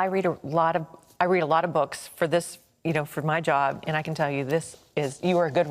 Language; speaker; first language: English; native; English